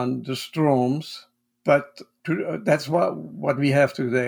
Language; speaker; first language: English; non-native, fluent; Swiss German